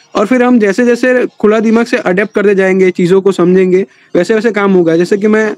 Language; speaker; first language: Hindi; non-native, local second language; Gujarati